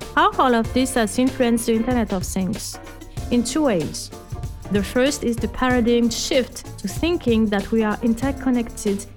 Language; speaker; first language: English; non-native, fluent; French